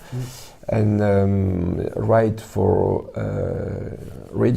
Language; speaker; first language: English; non-native, learner; French